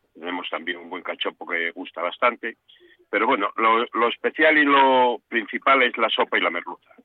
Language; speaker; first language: Spanish; native; Spanish